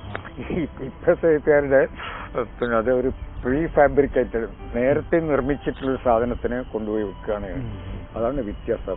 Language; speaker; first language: Malayalam; native; Malayalam